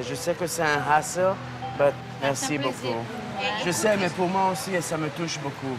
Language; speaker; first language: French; non-native, fluent; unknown